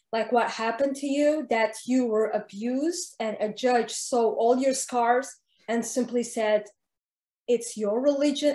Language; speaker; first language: English; non-native, fluent; Arabic